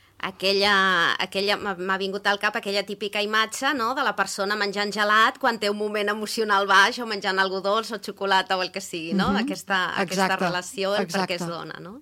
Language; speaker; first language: Catalan; native; Catalan